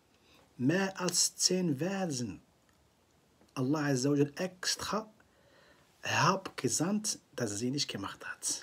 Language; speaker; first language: German; non-native, fluent; Arabic